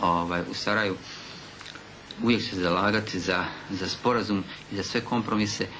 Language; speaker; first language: Bosnian; native; Bosnian